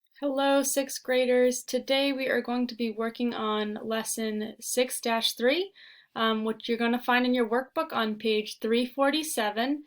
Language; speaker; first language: English; native; English